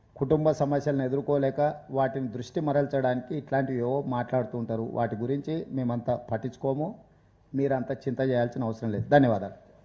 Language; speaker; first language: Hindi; non-native, local second language; Telugu